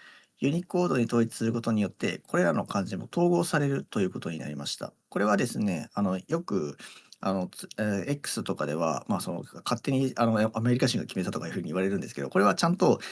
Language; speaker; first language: Japanese; native; Japanese